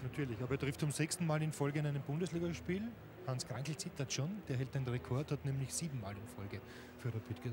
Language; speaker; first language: German; native; German